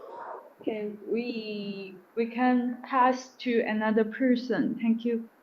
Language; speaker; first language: English; non-native, learner; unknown